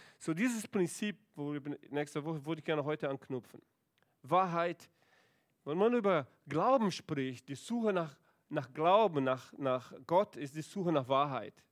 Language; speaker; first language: German; non-native, fluent; Portuguese